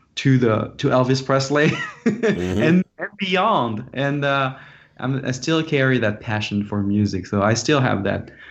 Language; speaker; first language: English; non-native, fluent; French